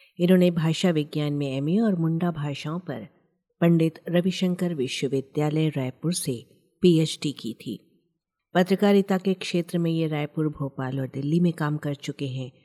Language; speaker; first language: Hindi; native; Hindi